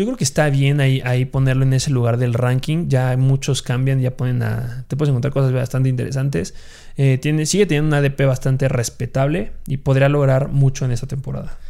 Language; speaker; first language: Spanish; native; Spanish